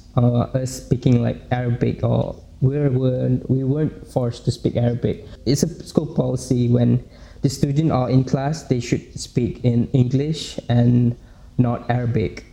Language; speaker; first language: English; non-native, local second language; Malay